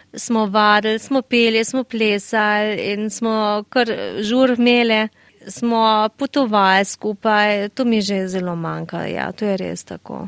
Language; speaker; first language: Slovenian; early bilingual, heritage; Slovenian